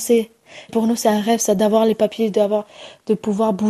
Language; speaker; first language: French; non-native, fluent; Romany